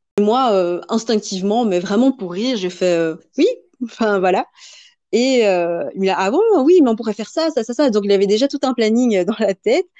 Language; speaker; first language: French; early bilingual, other home language; Vietnamese